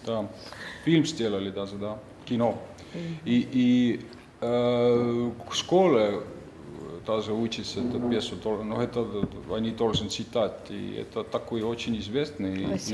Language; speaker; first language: Russian; non-native, fluent; Estonian